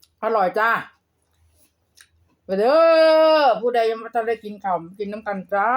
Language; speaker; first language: Thai; non-native, local second language; Lao